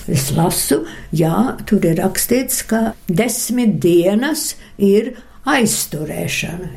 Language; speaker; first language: Latvian; early bilingual, other home language; Russian